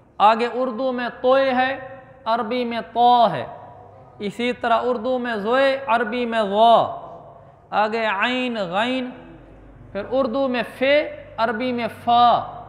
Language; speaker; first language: Urdu; native; Urdu